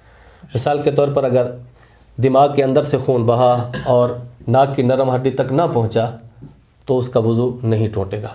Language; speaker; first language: Urdu; native; Urdu